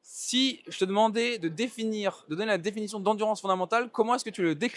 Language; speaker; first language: French; native; French